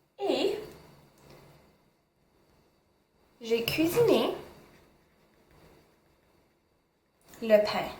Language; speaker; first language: French; non-native, local second language; English